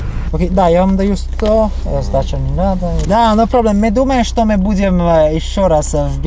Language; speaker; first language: Russian; non-native, learner; Italian